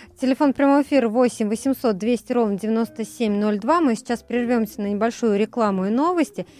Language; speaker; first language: Russian; native; Russian